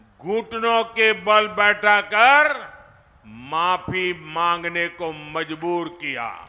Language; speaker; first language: Hindi; non-native, local second language; Gujarati